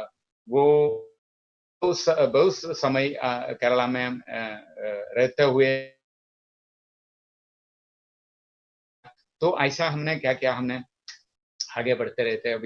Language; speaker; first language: Hindi; non-native, local second language; Malayalam